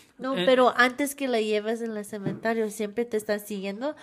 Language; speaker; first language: Spanish; non-native, learner; English